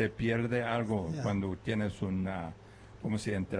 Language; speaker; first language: Spanish; early bilingual, other home language; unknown